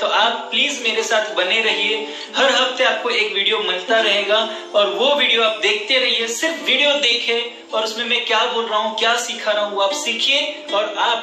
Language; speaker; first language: Hindi; non-native, local second language; Gujarati